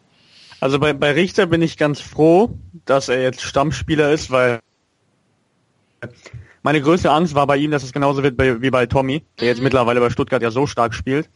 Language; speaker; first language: German; native; German